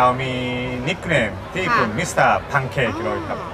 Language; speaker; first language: Thai; non-native, learner; Japanese